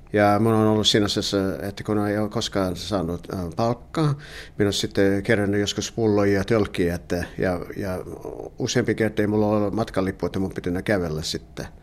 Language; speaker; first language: Finnish; early bilingual, heritage; English